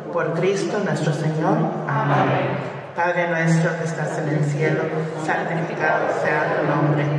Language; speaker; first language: Spanish; early bilingual, heritage; Spanish